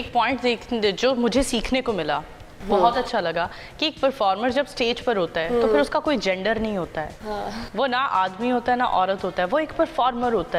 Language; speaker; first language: Hindi; native; Hindi